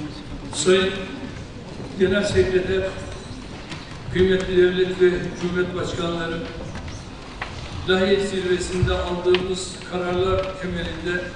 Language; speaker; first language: Turkish; native; Turkish